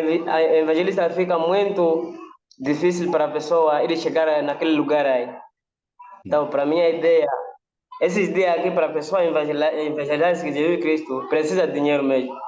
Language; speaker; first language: Portuguese; non-native, local second language; Nyanja